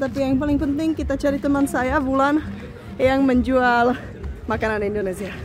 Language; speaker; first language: Indonesian; non-native, fluent; Czech